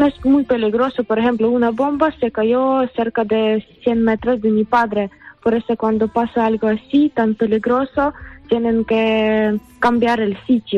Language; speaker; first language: Spanish; non-native, learner; Ukrainian